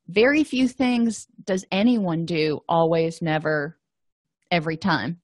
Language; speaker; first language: English; native; English